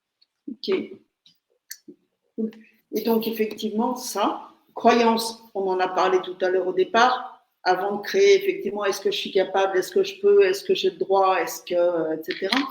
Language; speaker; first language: French; native; French